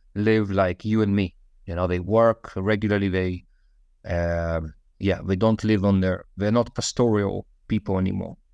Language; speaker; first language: English; non-native, fluent; Russian